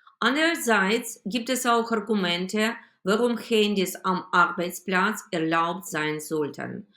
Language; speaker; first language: German; non-native, fluent; Ukrainian